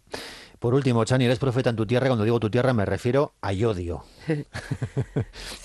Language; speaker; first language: Spanish; native; Spanish